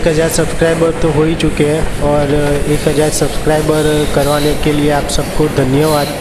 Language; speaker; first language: Hindi; non-native, local second language; Gujarati